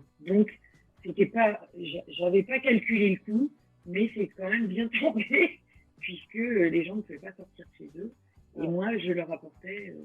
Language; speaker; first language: French; native; French